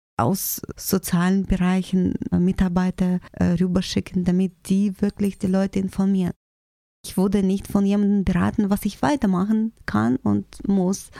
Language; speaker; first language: German; non-native, fluent; Russian